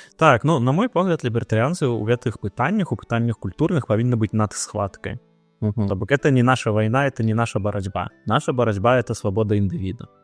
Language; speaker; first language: Belarusian; non-native, local second language; Russian